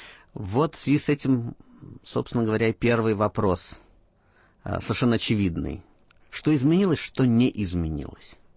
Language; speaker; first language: Russian; native; Russian